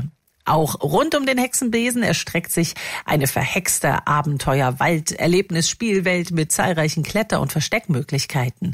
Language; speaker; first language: German; native; German